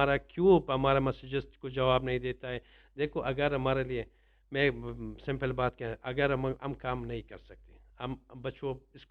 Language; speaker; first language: Hindi; non-native, learner; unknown